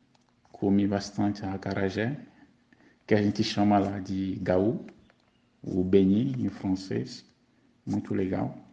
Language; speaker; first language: Portuguese; non-native, fluent; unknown